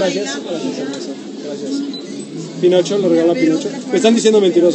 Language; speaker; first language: Spanish; native; Spanish